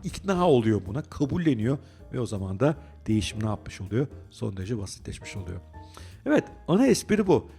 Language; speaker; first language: Turkish; native; Turkish